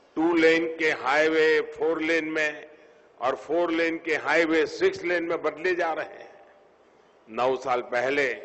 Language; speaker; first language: Hindi; non-native, local second language; Gujarati